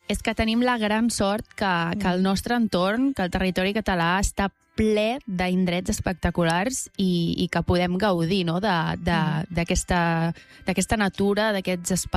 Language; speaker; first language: Catalan; native; Catalan